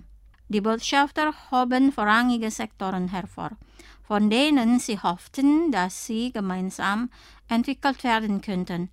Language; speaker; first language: German; non-native, fluent; Indonesian